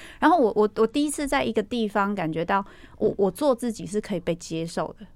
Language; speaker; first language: Chinese; native; Chinese